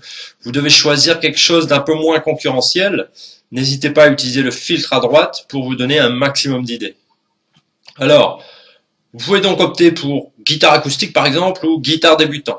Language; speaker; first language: French; native; French